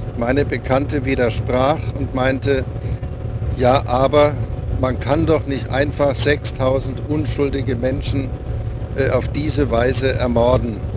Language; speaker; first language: German; native; German